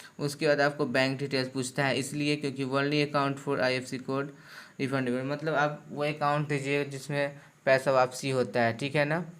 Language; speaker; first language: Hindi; native; Hindi